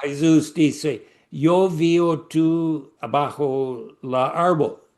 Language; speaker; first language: Spanish; non-native, learner; English